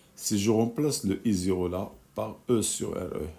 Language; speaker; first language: French; non-native, local second language; Arabic